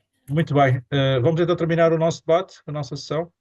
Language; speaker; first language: Portuguese; native; Portuguese